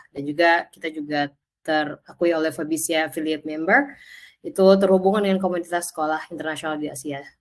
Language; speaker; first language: Indonesian; native; Indonesian